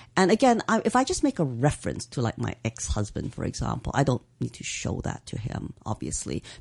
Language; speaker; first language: English; native; English